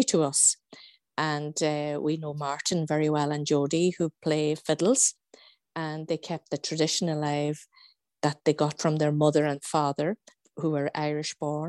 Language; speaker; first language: English; native; English